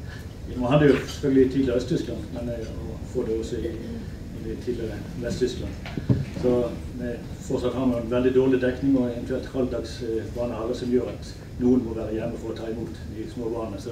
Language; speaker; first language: Norwegian; native; Norwegian